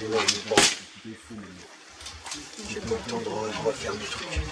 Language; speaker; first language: French; native; French